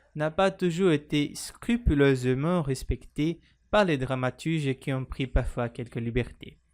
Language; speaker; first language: French; non-native, fluent; Portuguese